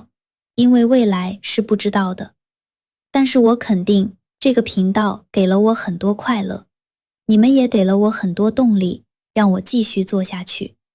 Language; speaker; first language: Chinese; non-native, fluent; Vietnamese